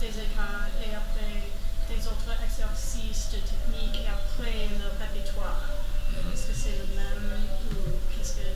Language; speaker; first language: French; non-native, learner; English